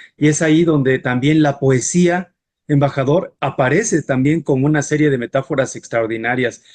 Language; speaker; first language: Spanish; native; Spanish